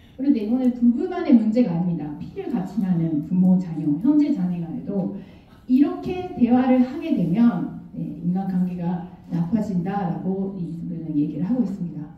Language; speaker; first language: Korean; non-native, fluent; Japanese